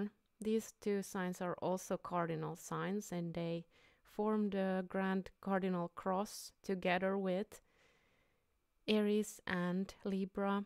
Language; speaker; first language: English; non-native, fluent; Finnish